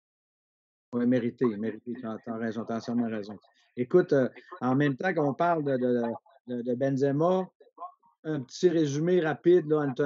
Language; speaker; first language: French; native; French